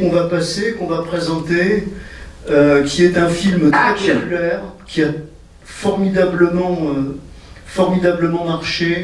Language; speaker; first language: French; native; French